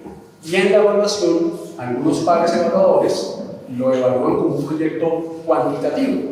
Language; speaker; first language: Spanish; native; Spanish